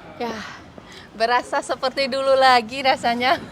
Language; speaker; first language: Indonesian; native; Indonesian